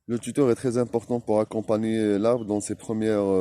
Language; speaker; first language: French; non-native, local second language; Arabic